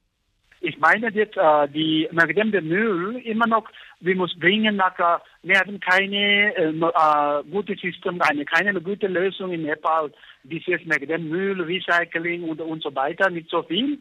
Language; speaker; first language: German; non-native, learner; Nepali